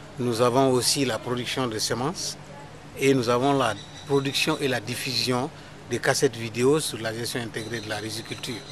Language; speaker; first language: French; non-native, local second language; Susu